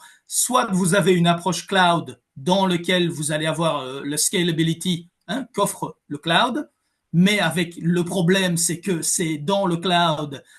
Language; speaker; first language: French; native; French